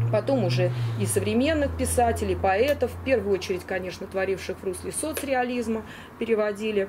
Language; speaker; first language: Russian; native; Russian